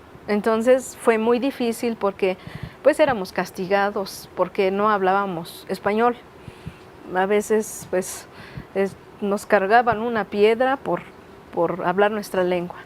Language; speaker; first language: Spanish; non-native, local second language; Nahuatl languages